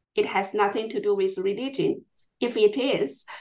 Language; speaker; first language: English; non-native, fluent; Chinese